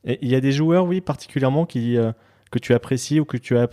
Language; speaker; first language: French; native; French